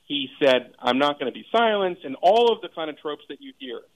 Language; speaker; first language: English; native; English